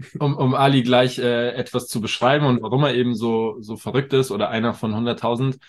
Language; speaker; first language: German; native; German